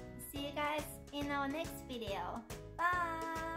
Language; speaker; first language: English; non-native, fluent; Japanese